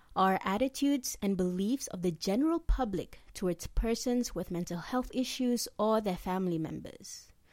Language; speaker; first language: English; non-native, local second language; Malay